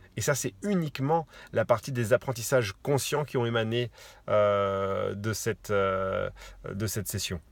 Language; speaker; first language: French; native; French